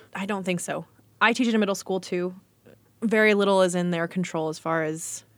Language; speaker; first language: English; native; English